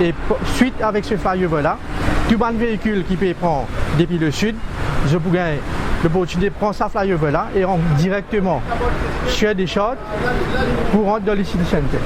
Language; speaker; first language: French; non-native, local second language; Morisyen